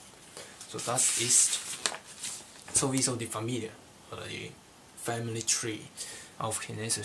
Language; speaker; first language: German; non-native, learner; Cantonese